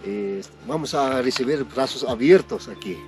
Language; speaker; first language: Spanish; non-native, local second language; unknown